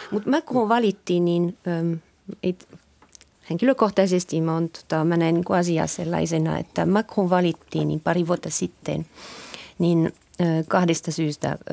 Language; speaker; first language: Finnish; non-native, fluent; French